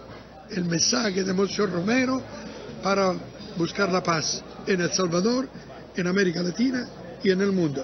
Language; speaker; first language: Spanish; non-native, fluent; Italian